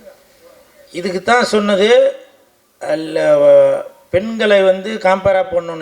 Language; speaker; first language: Tamil; native; Tamil